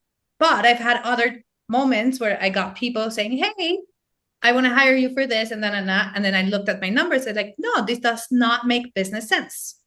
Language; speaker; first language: English; non-native, fluent; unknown